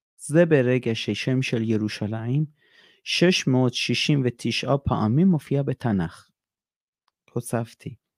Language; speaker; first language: Hebrew; non-native, fluent; Persian